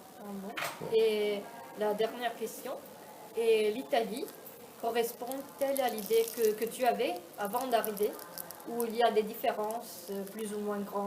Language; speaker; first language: French; non-native, fluent; Italian